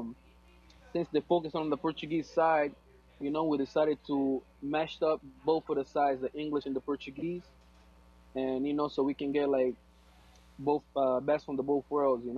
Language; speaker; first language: English; non-native, fluent; Portuguese